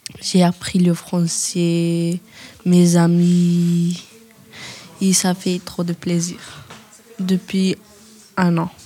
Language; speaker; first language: French; non-native, learner; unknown